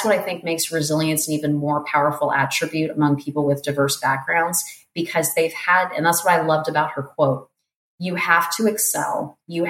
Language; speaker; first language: English; native; English